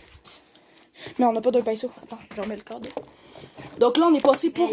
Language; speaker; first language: French; native; French